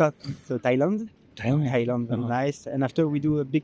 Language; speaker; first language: English; non-native, learner; French